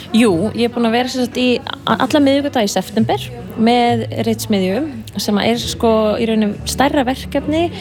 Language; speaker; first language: Icelandic; native; Icelandic